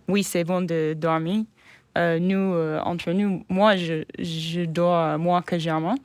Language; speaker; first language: French; non-native, fluent; English